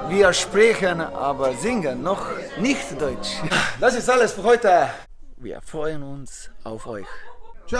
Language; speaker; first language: German; non-native, learner; Slovenian